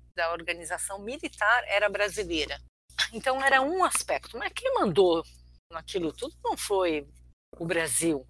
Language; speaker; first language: Portuguese; early bilingual, other home language; Armenian